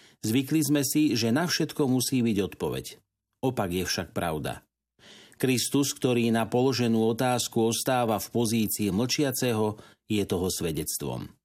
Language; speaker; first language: Slovak; native; Slovak